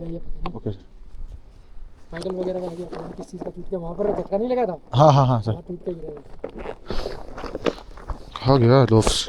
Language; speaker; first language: Hindi; non-native, local second language; Mizo